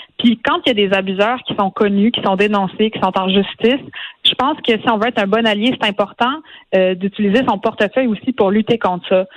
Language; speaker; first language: French; native; French